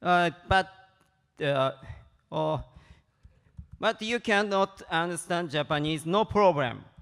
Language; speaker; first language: English; non-native, learner; Japanese